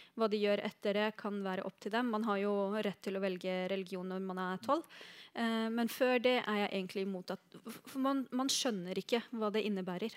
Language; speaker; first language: Norwegian; early bilingual, other home language; Arabic